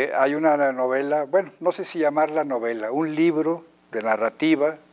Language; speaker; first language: Spanish; native; Spanish